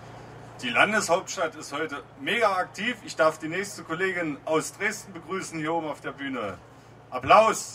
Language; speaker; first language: German; native; German